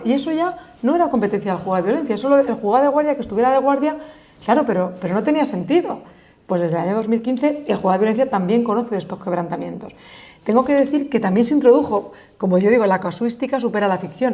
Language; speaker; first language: Spanish; native; Spanish